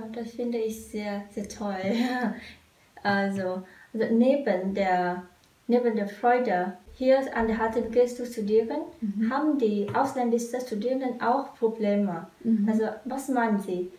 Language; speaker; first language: German; non-native, fluent; Vietnamese